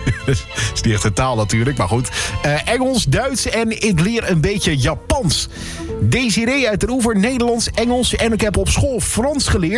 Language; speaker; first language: Dutch; native; Dutch